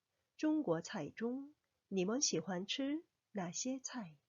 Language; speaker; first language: Chinese; non-native, fluent; Korean